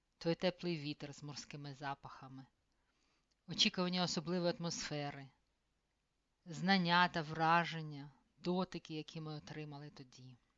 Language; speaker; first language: Ukrainian; native; Ukrainian